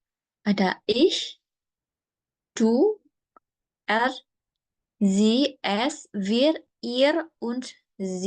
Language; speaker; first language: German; non-native, fluent; Indonesian